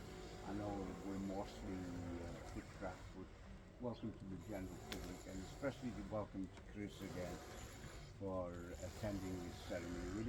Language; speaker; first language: English; native; English